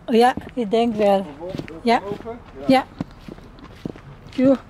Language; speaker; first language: Dutch; non-native, learner; Iloko